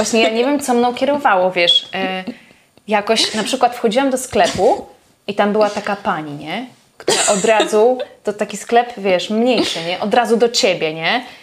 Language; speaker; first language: Polish; native; Polish